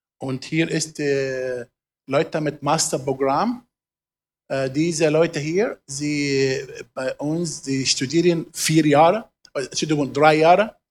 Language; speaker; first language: German; non-native, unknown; Arabic